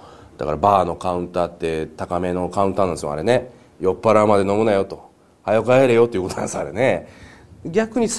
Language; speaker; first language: Japanese; native; Japanese